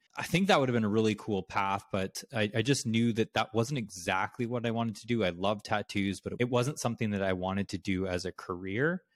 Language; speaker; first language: English; native; English